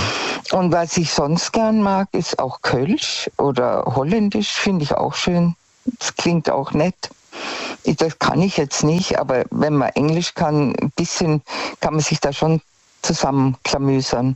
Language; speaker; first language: German; native; German